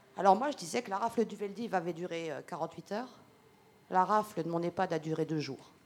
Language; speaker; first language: French; native; French